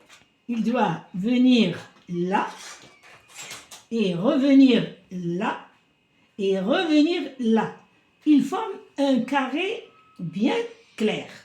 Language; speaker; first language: French; non-native, local second language; Arabic